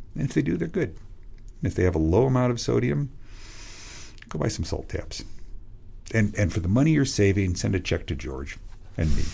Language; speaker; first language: English; native; English